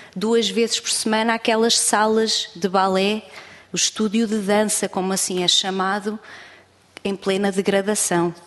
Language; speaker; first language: Portuguese; native; Portuguese